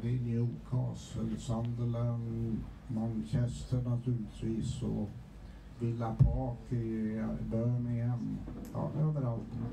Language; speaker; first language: Swedish; native; Swedish